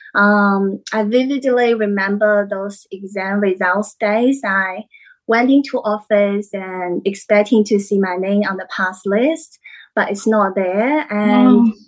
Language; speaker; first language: English; non-native, fluent; Chinese